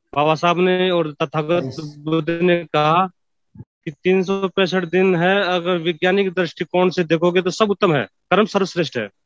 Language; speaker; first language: Hindi; native; Hindi